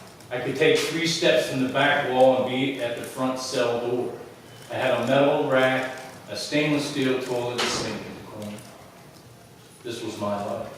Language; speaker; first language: English; native; English